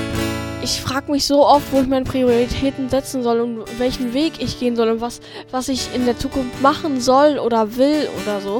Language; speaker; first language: German; native; German